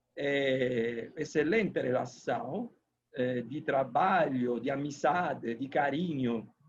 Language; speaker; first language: Portuguese; non-native, fluent; Italian